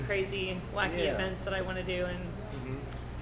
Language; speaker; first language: English; native; English